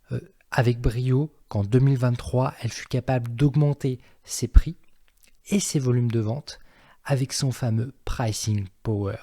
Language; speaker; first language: French; native; French